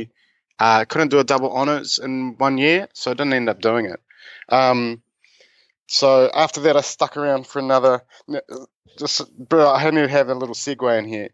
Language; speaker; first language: English; native; English